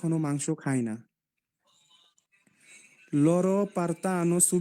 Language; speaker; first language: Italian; non-native, learner; Bangla